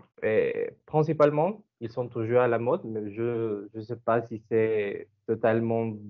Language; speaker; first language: French; non-native, learner; Spanish